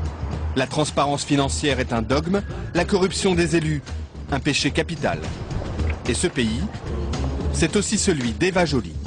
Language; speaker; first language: French; native; French